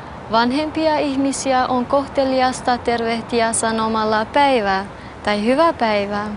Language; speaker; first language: Finnish; non-native, fluent; Albanian